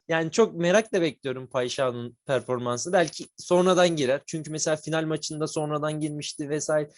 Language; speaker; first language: Turkish; native; Turkish